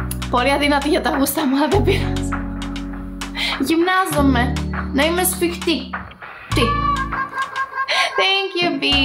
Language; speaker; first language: Greek; early bilingual, other home language; Czech